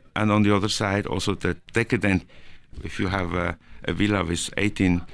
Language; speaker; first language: English; non-native, fluent; Norwegian